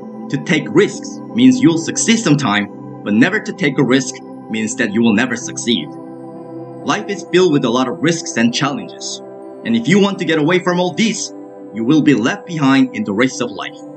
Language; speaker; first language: English; non-native, fluent; Korean